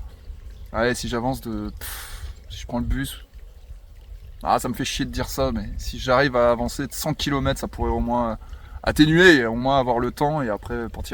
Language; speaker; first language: French; native; French